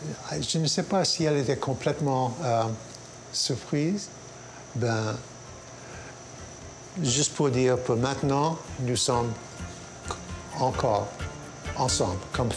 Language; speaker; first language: French; non-native, local second language; English